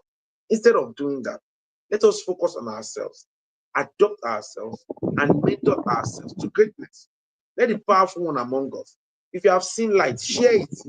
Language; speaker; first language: English; non-native, local second language; Yoruba